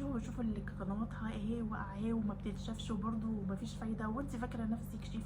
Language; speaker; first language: Arabic; native; Arabic